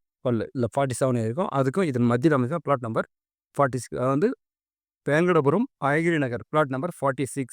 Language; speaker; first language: Tamil; native; Tamil